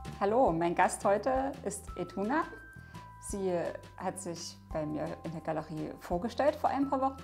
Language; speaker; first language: German; native; German